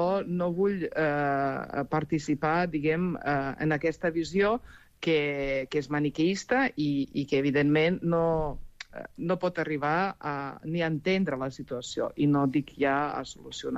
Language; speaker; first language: Catalan; non-native, fluent; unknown